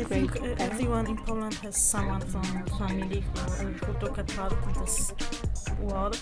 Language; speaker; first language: English; non-native, learner; Polish